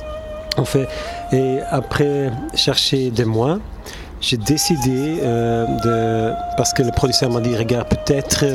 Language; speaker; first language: French; non-native, local second language; Turkish